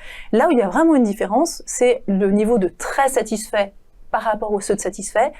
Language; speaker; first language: French; native; French